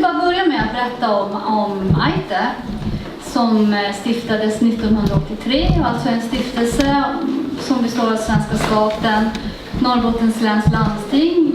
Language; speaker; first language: Swedish; native; Swedish